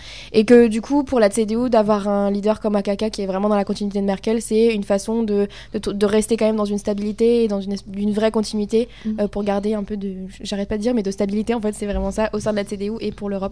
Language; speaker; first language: French; native; French